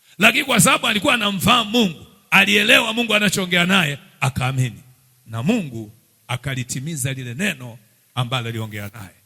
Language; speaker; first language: Swahili; native; Swahili